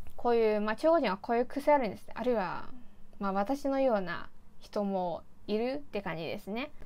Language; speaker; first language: Japanese; non-native, fluent; Chinese